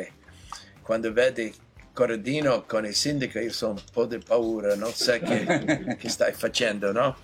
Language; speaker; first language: Italian; non-native, fluent; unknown